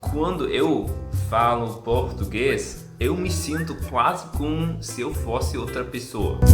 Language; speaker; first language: Portuguese; non-native, fluent; German